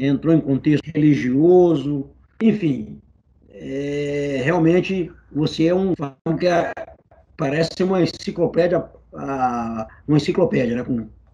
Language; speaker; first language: Portuguese; native; Portuguese